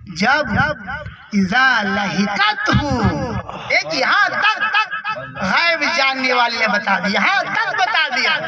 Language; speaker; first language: Urdu; non-native, local second language; Pashto